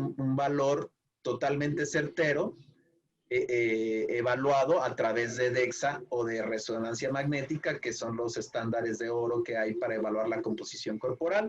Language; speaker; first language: Spanish; native; Spanish